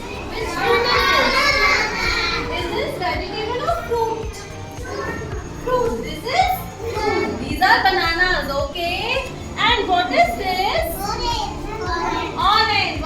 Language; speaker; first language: English; non-native, local second language; Hindi